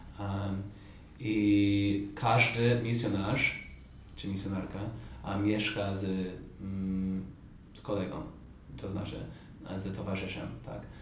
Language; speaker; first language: Polish; non-native, fluent; English